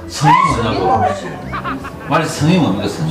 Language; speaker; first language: Korean; native; Korean